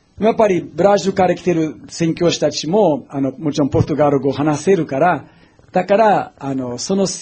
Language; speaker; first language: Japanese; non-native, fluent; English